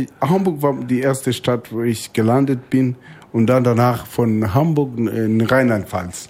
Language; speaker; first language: German; non-native, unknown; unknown